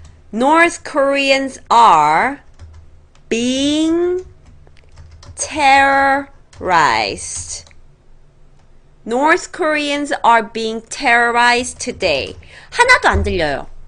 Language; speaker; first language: English; non-native, fluent; Korean